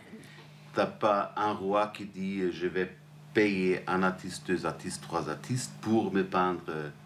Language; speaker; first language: French; non-native, fluent; German